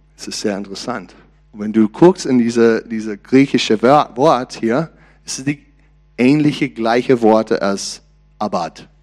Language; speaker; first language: German; non-native, learner; English